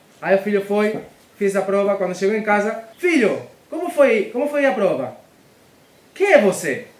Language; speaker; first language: Portuguese; non-native, fluent; Spanish